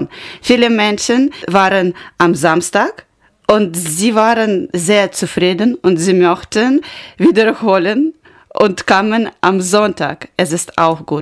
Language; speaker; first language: German; non-native, learner; Ukrainian